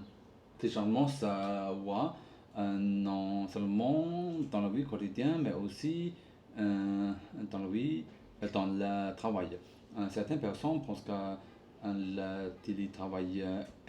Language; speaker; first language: French; non-native, learner; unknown